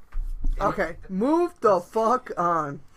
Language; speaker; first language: English; native; English